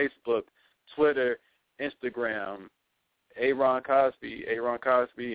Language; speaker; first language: English; native; English